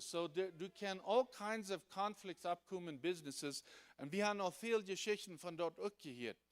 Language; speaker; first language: German; non-native, learner; Low German